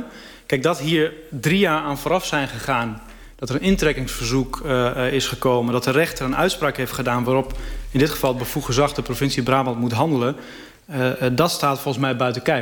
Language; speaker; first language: Dutch; native; Dutch